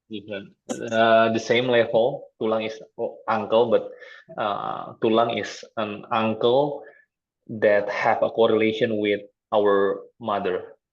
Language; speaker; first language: English; non-native, fluent; Indonesian